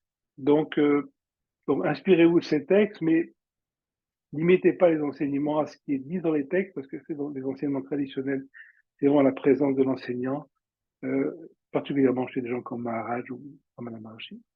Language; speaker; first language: French; native; French